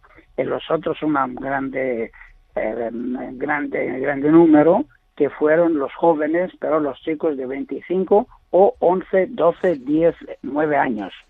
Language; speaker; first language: Spanish; non-native, learner; Greek